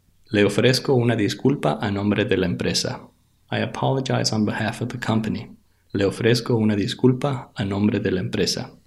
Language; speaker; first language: Spanish; native; Spanish